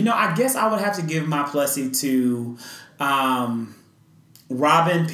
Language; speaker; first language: English; native; English